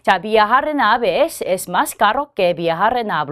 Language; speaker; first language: Spanish; non-native, fluent; Korean